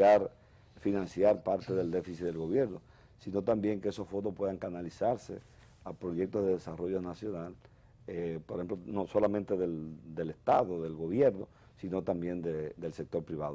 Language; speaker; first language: Spanish; native; Spanish